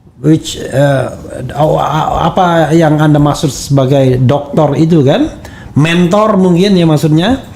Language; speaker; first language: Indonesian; native; Indonesian